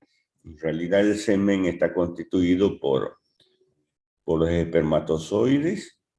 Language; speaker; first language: Spanish; native; Spanish